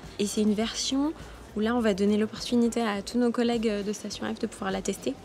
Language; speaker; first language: French; native; French